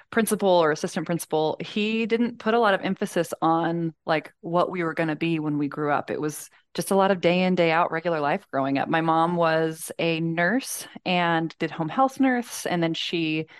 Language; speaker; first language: English; native; English